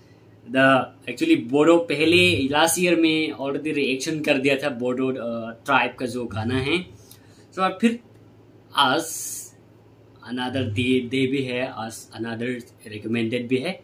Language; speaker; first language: Hindi; non-native, local second language; Kok Borok